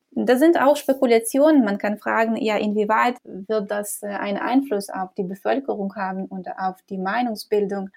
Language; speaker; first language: German; non-native, fluent; Ukrainian